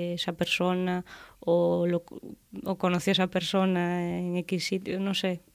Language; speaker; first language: Spanish; native; Spanish